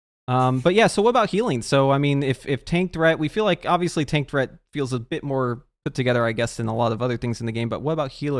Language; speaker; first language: English; native; English